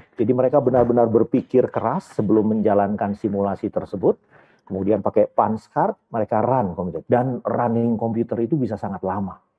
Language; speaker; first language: Indonesian; native; Indonesian